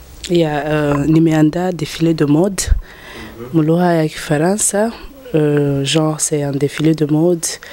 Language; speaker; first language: French; non-native, local second language; Rundi